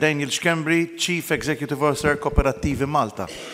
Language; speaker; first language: English; non-native, local second language; Maltese